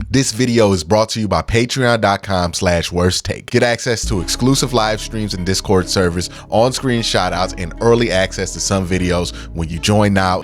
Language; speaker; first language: English; native; English